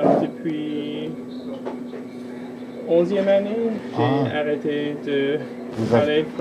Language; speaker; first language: French; early bilingual, other home language; English